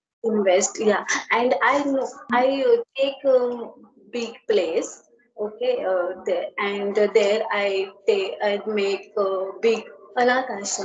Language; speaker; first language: English; non-native, learner; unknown